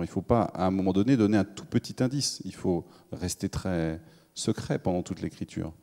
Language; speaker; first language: French; native; French